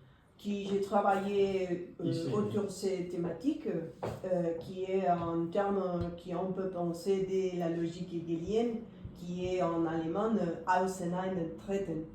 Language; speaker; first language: French; non-native, fluent; Spanish